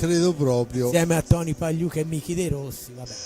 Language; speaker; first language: Italian; native; Italian